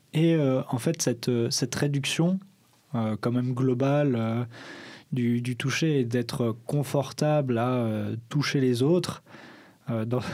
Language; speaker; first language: French; native; French